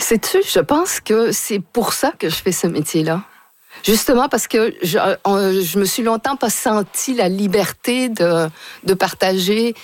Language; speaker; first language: French; native; French